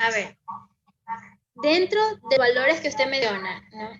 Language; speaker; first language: Spanish; native; Spanish